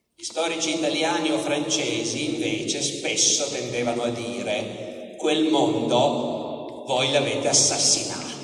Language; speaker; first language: Italian; native; Italian